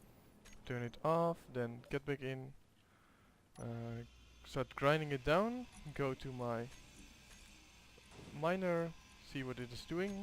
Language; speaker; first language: English; non-native, fluent; Dutch